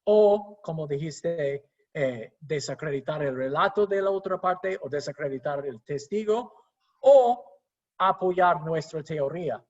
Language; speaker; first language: Spanish; non-native, fluent; English